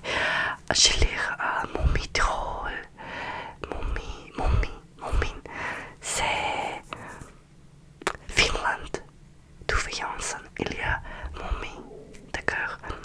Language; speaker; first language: French; non-native, learner; Russian